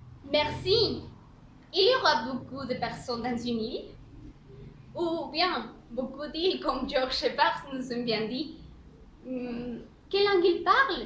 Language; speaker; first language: French; non-native, learner; Spanish